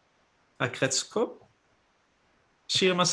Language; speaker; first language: Japanese; non-native, fluent; English